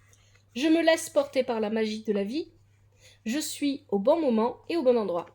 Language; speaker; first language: French; native; French